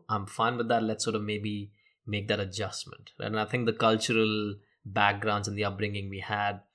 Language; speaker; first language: English; non-native, local second language; Hindi